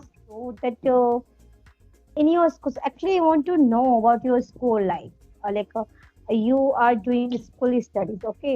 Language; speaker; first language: English; non-native, learner; Hindi